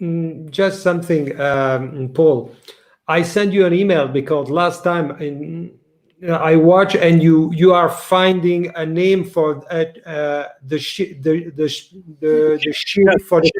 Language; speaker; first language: English; non-native, learner; French